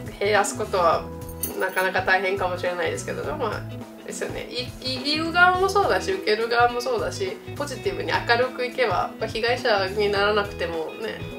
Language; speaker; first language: Japanese; native; Japanese